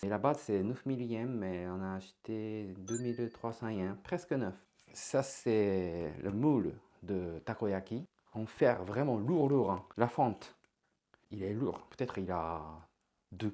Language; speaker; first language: French; non-native, learner; Japanese